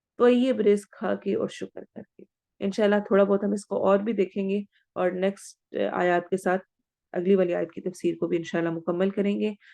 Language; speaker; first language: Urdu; native; Urdu